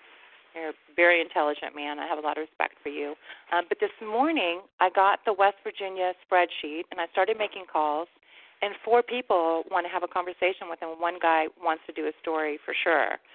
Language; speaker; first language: English; native; English